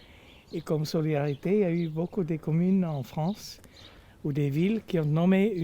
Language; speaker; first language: French; non-native, fluent; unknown